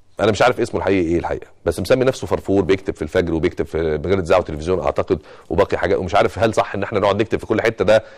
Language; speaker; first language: Arabic; native; Arabic